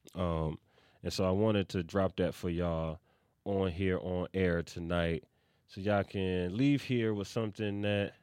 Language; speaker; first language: English; native; English